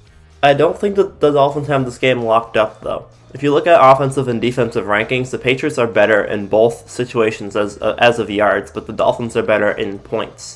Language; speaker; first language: English; native; English